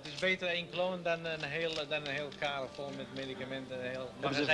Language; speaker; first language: Russian; non-native, learner; Dutch